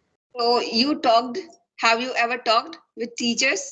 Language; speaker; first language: English; non-native, fluent; Hindi